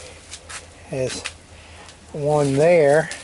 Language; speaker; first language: English; native; English